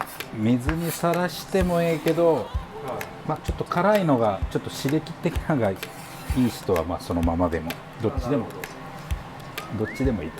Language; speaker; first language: Japanese; native; Japanese